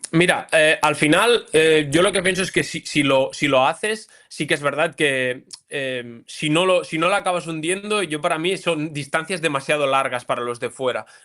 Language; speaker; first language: Spanish; native; Spanish